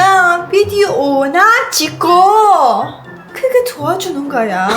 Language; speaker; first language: Korean; non-native, learner; Persian